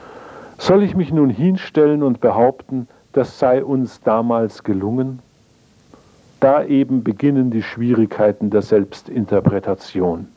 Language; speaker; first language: German; native; German